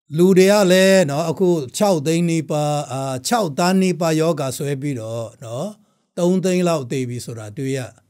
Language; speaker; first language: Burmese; non-native, local second language; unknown